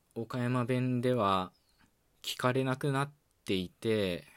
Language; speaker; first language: Japanese; native; Japanese